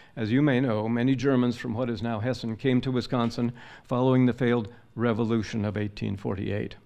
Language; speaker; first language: English; native; English